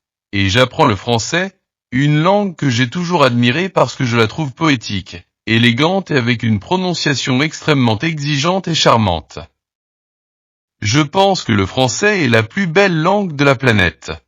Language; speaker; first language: French; non-native, learner; Portuguese